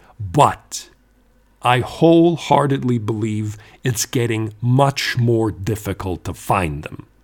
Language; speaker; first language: English; non-native, fluent; German